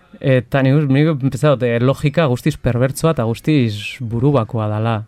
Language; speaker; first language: Basque; non-native, local second language; Spanish